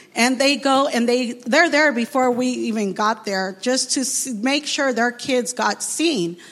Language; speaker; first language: English; early bilingual, other home language; Spanish